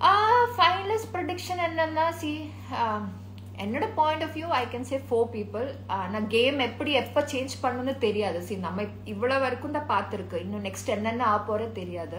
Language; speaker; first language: Tamil; non-native, learner; Malayalam